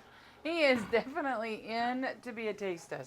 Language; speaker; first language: English; native; English